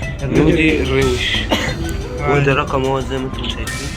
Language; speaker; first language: Arabic; native; Arabic